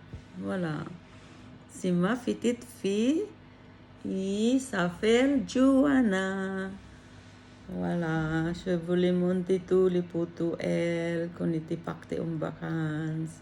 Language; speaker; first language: French; non-native, learner; Filipino